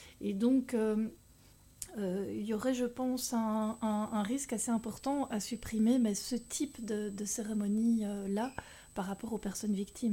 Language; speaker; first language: French; native; French